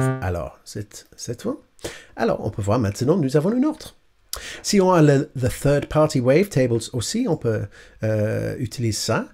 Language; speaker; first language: French; non-native, learner; English